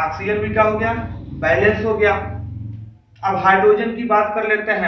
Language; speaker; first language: Hindi; native; Hindi